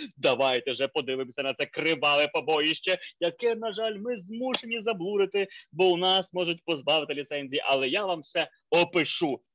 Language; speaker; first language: Ukrainian; native; Ukrainian